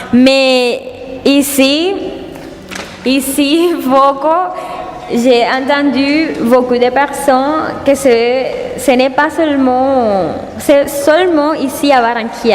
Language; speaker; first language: French; non-native, learner; Spanish